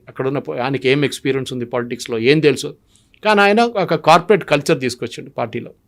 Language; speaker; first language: Telugu; non-native, local second language; Malayalam